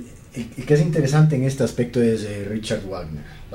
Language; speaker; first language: Spanish; native; Spanish